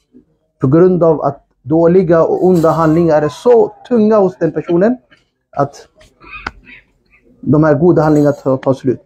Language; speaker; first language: Swedish; non-native, fluent; Urdu